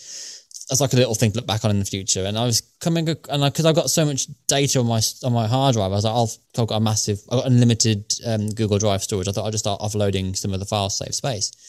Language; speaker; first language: English; native; English